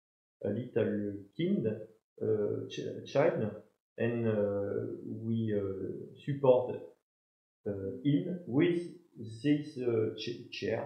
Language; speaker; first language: English; non-native, learner; French